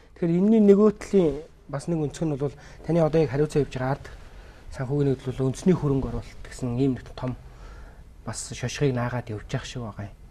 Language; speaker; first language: Mongolian; native; Mongolian